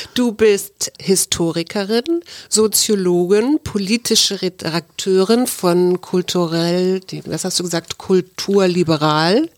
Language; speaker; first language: German; native; German